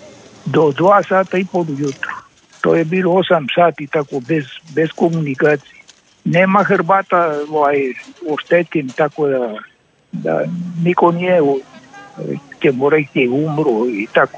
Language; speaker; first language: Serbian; early bilingual, heritage; Spanish